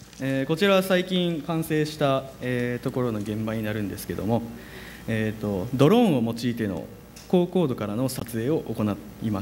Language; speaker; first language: Japanese; native; Japanese